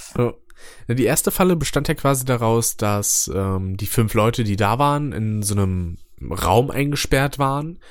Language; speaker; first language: German; native; German